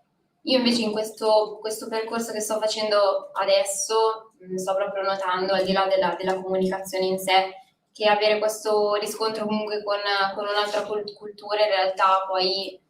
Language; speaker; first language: Italian; native; Italian